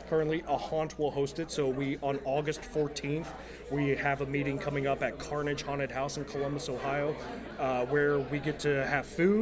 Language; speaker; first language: English; native; English